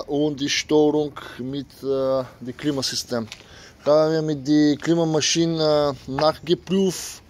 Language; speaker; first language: German; non-native, fluent; Bulgarian